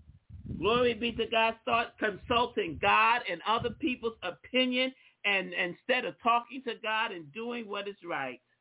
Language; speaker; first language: English; native; English